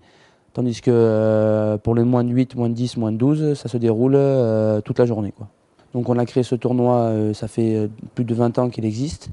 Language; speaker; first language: French; native; French